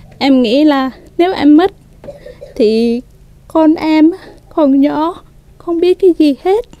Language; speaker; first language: Vietnamese; non-native, local second language; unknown